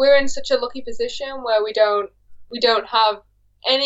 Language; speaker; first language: English; native; English